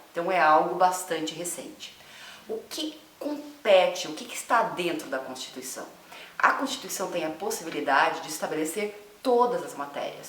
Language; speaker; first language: Portuguese; native; Portuguese